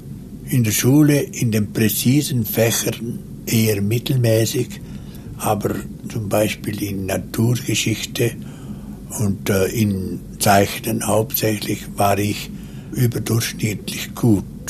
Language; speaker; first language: German; non-native, local second language; Romansh